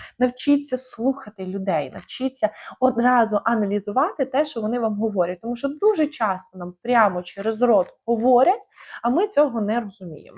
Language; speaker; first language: Ukrainian; non-native, local second language; Russian